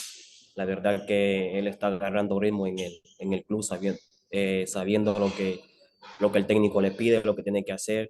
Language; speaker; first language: Spanish; native; Spanish